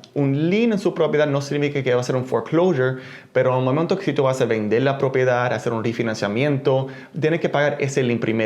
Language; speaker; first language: Spanish; early bilingual, heritage; Spanish